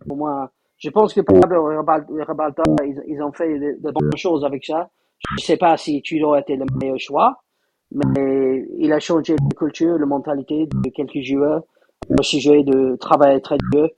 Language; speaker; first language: French; non-native, fluent; English